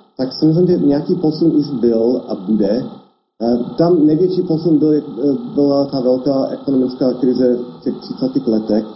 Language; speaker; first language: Czech; non-native, fluent; English